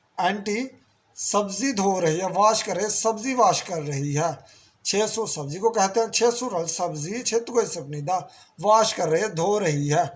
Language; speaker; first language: Urdu; non-native, local second language; Punjabi